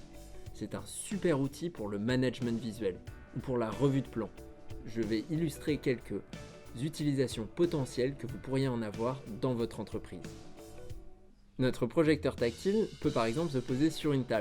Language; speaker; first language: French; native; French